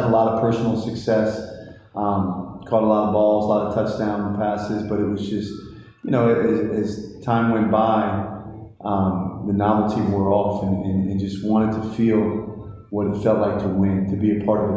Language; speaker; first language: English; native; English